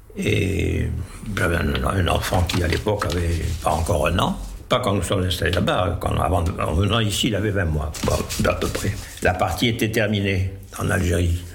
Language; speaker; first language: French; native; French